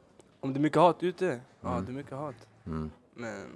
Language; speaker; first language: Swedish; early bilingual, other home language; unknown